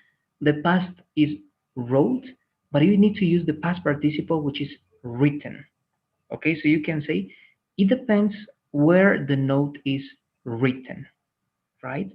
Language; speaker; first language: English; non-native, fluent; Spanish